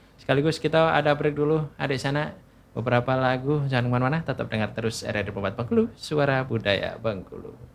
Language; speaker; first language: Indonesian; native; Indonesian